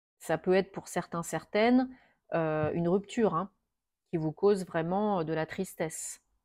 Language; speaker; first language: French; native; French